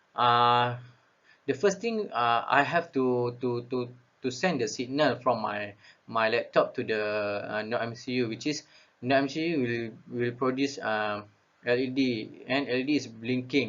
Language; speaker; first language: English; non-native, local second language; Malay